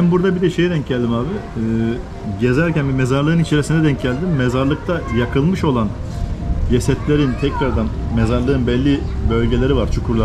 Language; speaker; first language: Turkish; native; Turkish